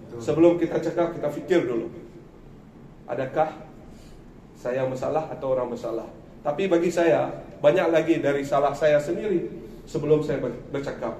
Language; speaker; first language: Malay; non-native, local second language; Iban